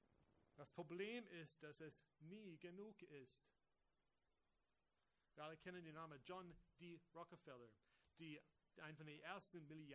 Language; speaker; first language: German; non-native, fluent; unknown